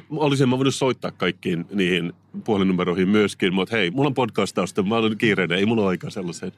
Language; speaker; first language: Finnish; native; Finnish